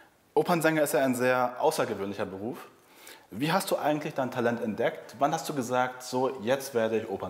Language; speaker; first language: German; native; German